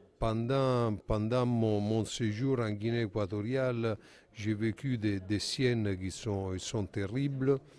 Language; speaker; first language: French; non-native, fluent; Italian